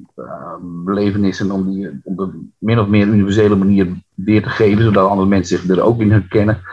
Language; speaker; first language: Dutch; non-native, local second language; Western Frisian